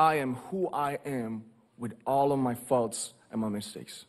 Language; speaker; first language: English; non-native, fluent; Korean